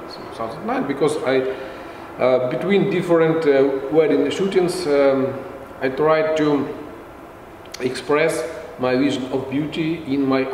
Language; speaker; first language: English; non-native, fluent; Russian